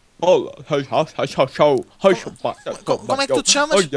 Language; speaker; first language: Portuguese; native; Portuguese